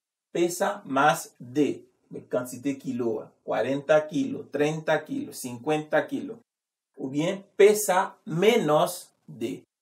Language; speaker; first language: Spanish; non-native, fluent; Haitian Creole